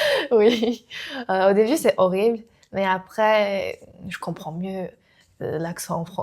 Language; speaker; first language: French; non-native, learner; Chinese